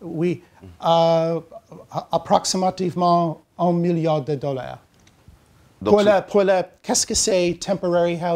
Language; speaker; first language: French; non-native, learner; English